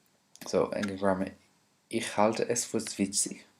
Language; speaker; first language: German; non-native, fluent; English